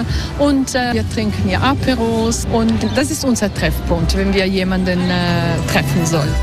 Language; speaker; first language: German; non-native, local second language; Italian